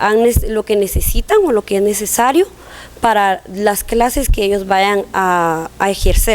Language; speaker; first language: Spanish; native; Spanish